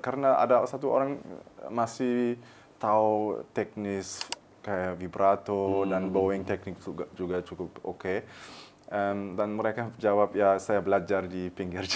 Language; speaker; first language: Indonesian; early bilingual, heritage; German